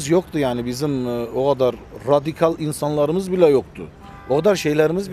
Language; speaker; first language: Turkish; early bilingual, heritage; Armenian